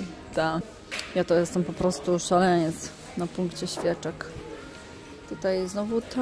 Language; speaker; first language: Polish; native; Polish